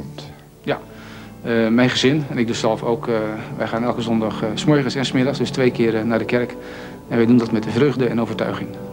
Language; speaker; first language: Dutch; native; Dutch